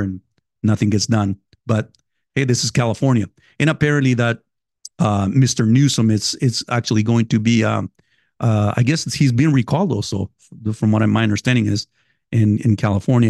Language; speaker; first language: English; non-native, fluent; Spanish